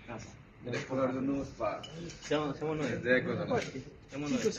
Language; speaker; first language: Italian; non-native, learner; Bangla